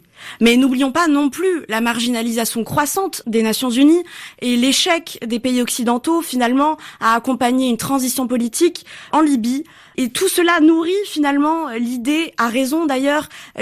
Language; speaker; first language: French; native; French